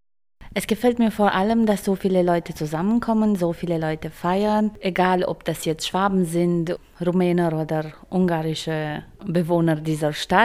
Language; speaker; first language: German; non-native, local second language; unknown